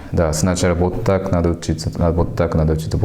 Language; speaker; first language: Russian; non-native, learner; Japanese